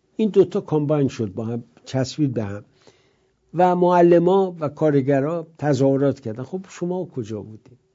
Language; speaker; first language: Persian; native; Persian